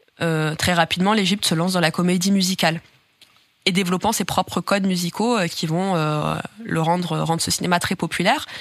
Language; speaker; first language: French; native; French